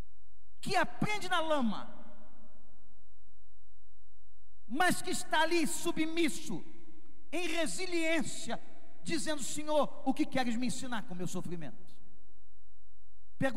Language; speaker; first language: Portuguese; native; Portuguese